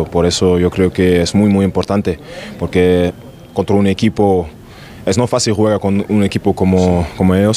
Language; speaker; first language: Spanish; non-native, learner; German